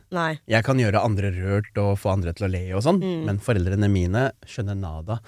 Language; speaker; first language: Norwegian; early bilingual, other home language; Tamil